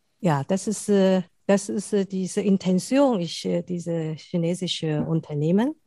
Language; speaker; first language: German; non-native, fluent; Chinese